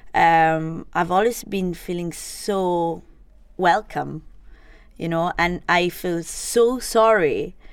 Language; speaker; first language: English; non-native, fluent; Italian